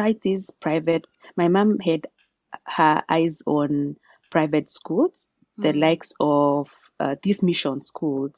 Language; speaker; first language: English; non-native, local second language; Kalenjin